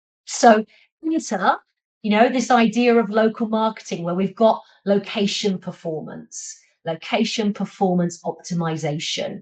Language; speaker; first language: English; native; English